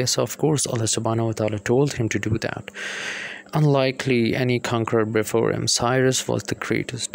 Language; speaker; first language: English; non-native, local second language; Punjabi